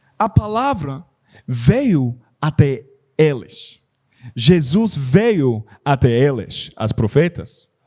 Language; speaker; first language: Portuguese; non-native, learner; English